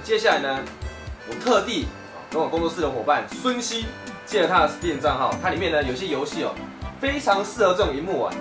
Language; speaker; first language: Chinese; native; Chinese